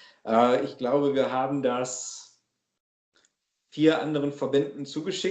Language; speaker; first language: German; native; German